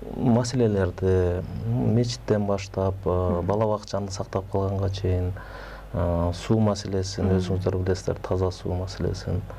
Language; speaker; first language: Kyrgyz; native; Kyrgyz